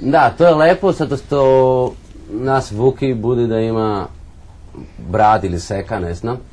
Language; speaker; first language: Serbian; non-native, learner; Spanish